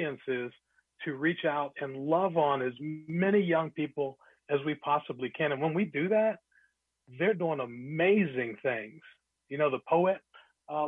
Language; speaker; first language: English; native; English